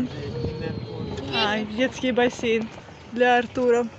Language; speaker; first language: Russian; native; Russian